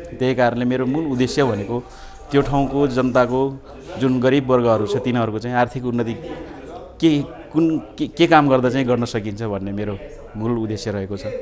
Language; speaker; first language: Nepali; non-native, local second language; Eastern Tamang